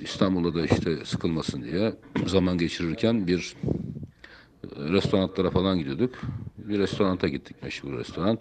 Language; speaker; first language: Turkish; native; Turkish